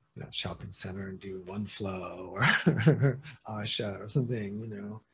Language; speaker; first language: English; native; English